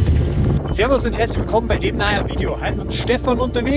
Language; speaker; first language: German; native; German